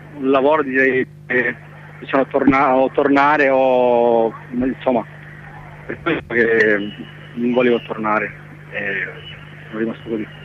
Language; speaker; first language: Italian; non-native, learner; Bangla